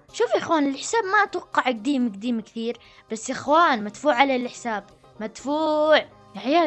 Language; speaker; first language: Arabic; native; Arabic